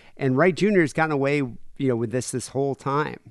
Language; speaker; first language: English; native; English